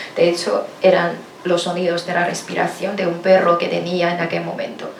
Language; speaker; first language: Spanish; non-native, fluent; Chinese